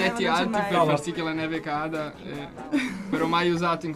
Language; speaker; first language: Italian; non-native, fluent; Portuguese